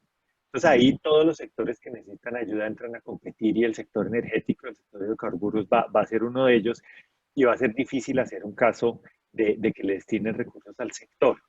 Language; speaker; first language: Spanish; native; Spanish